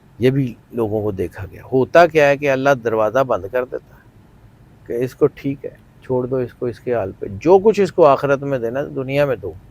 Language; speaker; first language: Urdu; non-native, local second language; Punjabi